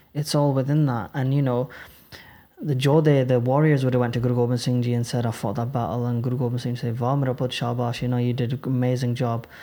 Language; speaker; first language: English; native; English